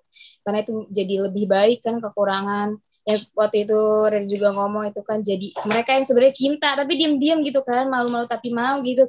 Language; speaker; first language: Indonesian; native; Indonesian